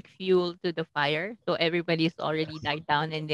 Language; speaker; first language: English; non-native, local second language; Filipino